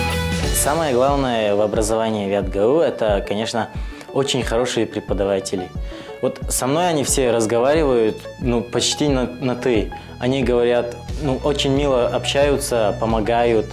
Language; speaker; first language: Russian; non-native, learner; Tajik